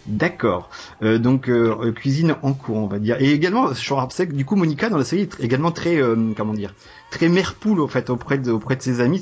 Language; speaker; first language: French; native; French